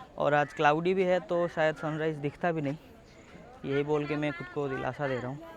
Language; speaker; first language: Hindi; non-native, local second language; Odia